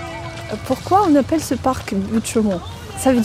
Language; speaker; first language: French; non-native, fluent; Russian